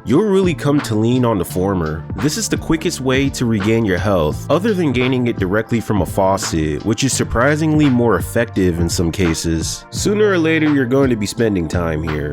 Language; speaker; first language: English; native; English